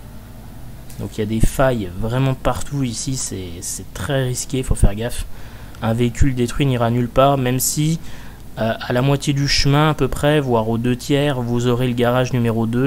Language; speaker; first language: French; native; French